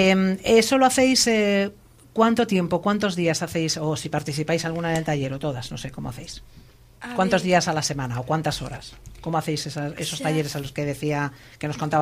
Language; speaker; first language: Spanish; native; Spanish